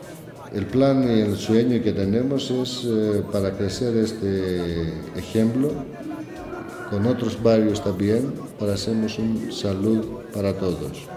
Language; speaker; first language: Spanish; non-native, learner; Greek